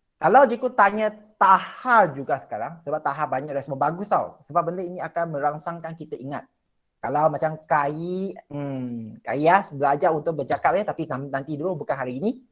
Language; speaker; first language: Malay; non-native, local second language; Chinese